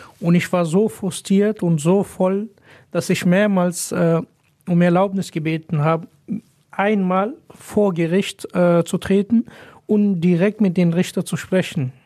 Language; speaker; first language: German; non-native, fluent; Pashto